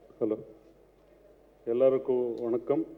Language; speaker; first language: Tamil; non-native, learner; Telugu